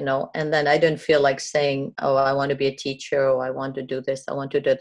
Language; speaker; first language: English; non-native, fluent; French